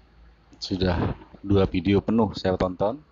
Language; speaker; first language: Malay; non-native, local second language; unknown